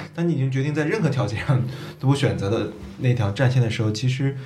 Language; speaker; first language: Chinese; native; Chinese